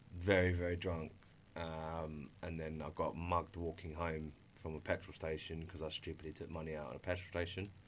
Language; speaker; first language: English; native; English